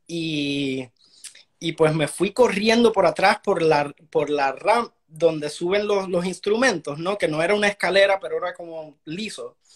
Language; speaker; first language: Spanish; early bilingual, heritage; Spanish